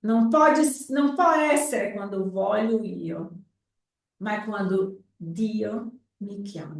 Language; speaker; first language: Italian; non-native, fluent; Portuguese